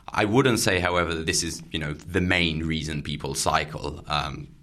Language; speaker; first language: English; non-native, fluent; Catalan